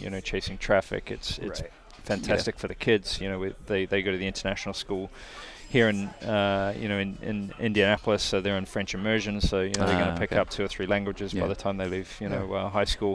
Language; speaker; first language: English; native; English